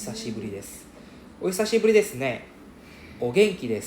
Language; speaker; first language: Japanese; non-native, fluent; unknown